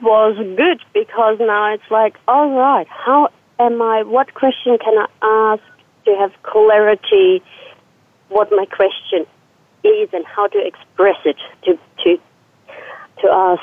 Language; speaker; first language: English; non-native, fluent; Serbian